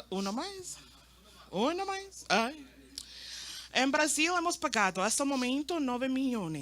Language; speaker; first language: Portuguese; non-native, learner; Spanish